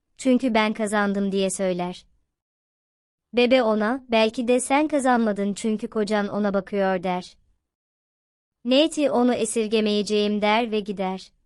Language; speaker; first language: Turkish; native; Turkish